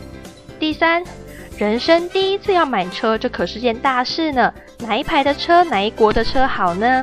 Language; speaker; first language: Chinese; native; Chinese